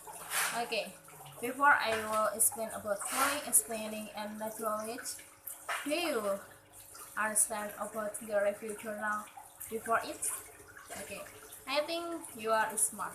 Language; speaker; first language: English; non-native, learner; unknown